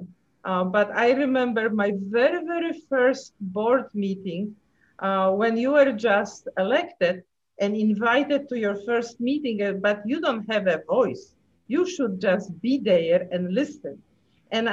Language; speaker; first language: English; non-native, fluent; Polish